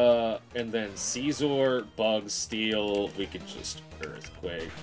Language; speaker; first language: English; native; English